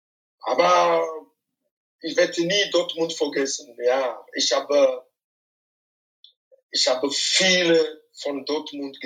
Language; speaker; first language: German; non-native, fluent; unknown